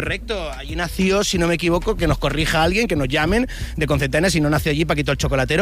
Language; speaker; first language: Spanish; native; Spanish